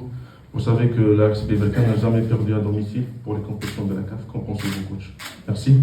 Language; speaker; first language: French; non-native, local second language; Arabic